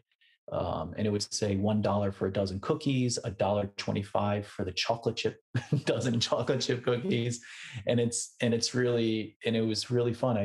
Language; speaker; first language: English; native; English